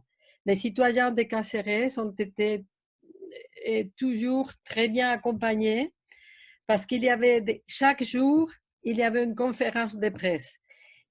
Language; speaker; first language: French; non-native, fluent; Spanish